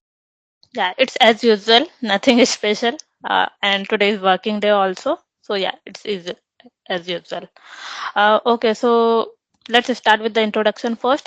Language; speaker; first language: English; non-native, local second language; Hindi